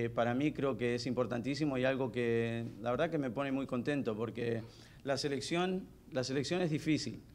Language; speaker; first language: Spanish; early bilingual, heritage; Spanish